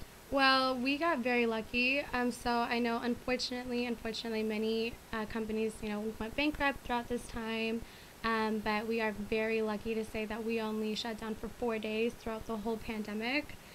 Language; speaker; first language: English; early bilingual, other home language; Spanish